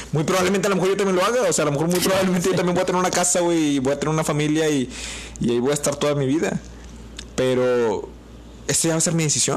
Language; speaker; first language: Spanish; native; Spanish